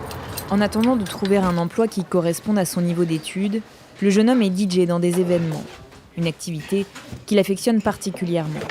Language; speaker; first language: French; native; French